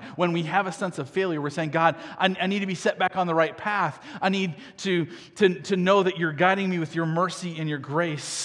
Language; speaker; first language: English; native; English